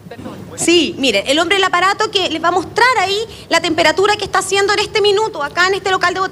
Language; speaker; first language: Spanish; native; Spanish